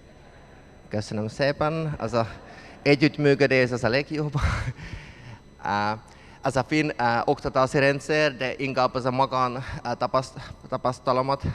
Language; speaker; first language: Hungarian; non-native, learner; Finnish